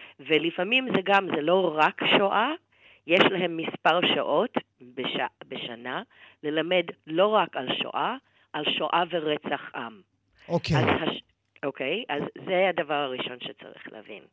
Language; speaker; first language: Hebrew; non-native, fluent; English